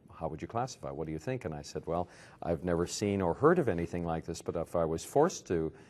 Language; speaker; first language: English; native; English